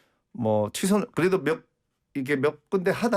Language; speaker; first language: Korean; native; Korean